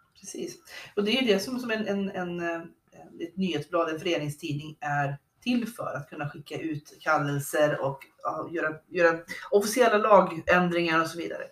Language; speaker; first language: Swedish; native; Swedish